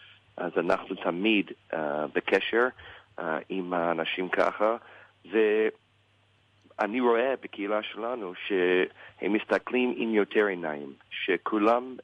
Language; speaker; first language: Hebrew; non-native, learner; English